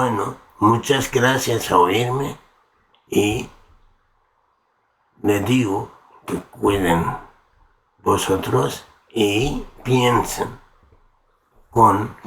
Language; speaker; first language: Spanish; non-native, learner; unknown